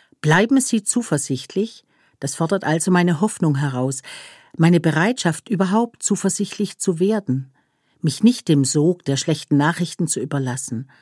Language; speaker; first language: German; native; German